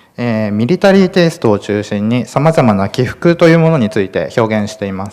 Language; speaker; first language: Japanese; native; Japanese